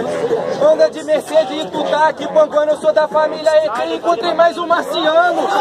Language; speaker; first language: Portuguese; native; Portuguese